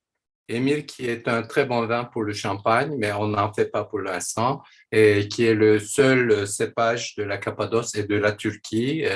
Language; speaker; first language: French; non-native, fluent; Turkish